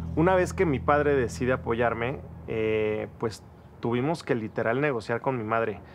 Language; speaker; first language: Spanish; native; Spanish